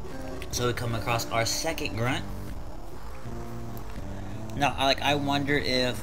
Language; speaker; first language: English; native; English